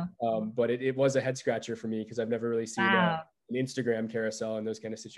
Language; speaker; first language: English; native; English